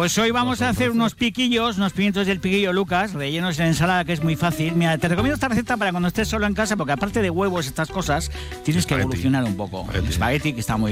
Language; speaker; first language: Spanish; native; Spanish